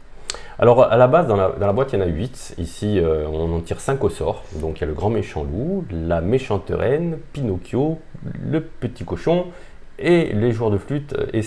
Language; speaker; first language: French; native; French